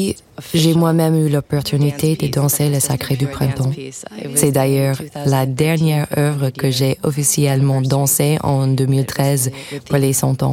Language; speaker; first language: French; non-native, fluent; English